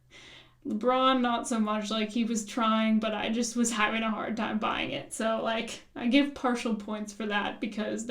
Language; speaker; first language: English; native; English